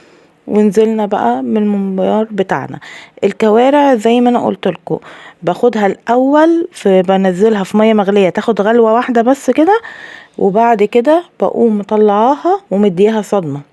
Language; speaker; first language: Arabic; native; Arabic